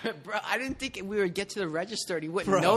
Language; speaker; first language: English; native; English